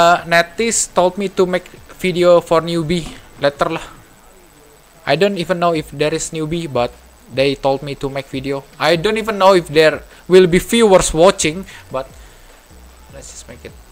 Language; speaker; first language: English; non-native, fluent; Indonesian